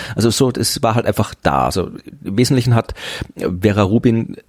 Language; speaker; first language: German; native; German